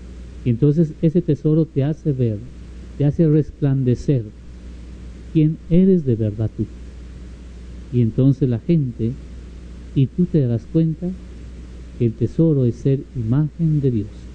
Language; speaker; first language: Spanish; native; Spanish